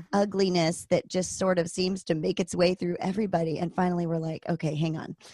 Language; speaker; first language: English; native; English